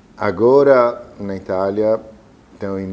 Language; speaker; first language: Portuguese; non-native, fluent; Italian